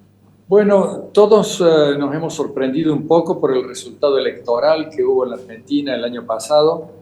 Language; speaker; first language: Spanish; native; Spanish